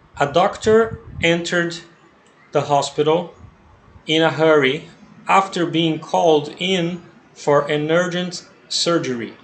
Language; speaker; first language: English; non-native, fluent; Portuguese